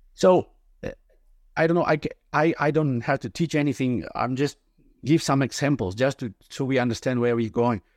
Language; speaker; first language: English; non-native, fluent; Italian